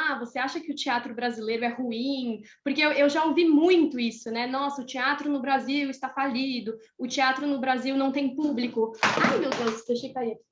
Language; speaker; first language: Portuguese; native; Portuguese